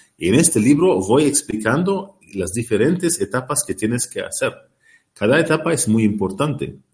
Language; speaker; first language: Spanish; non-native, learner; Arabic